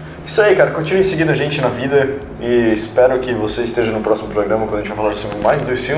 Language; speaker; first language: Portuguese; native; Portuguese